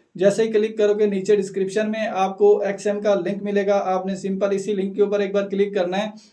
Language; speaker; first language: Urdu; native; Urdu